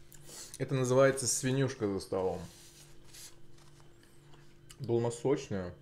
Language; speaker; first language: Russian; non-native, local second language; Azerbaijani